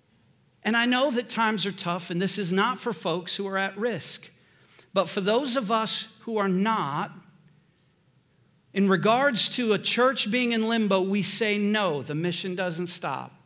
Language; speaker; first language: English; native; English